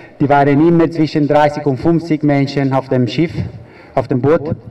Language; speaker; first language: German; non-native, fluent; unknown